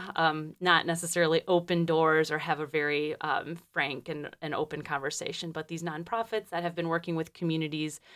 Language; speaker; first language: English; native; English